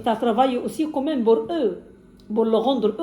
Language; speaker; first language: French; non-native, fluent; Arabic